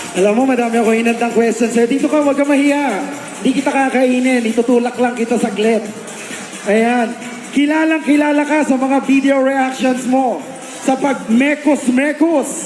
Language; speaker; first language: Filipino; native; Filipino